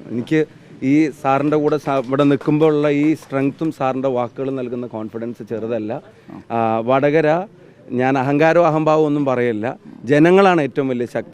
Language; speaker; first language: Malayalam; native; Malayalam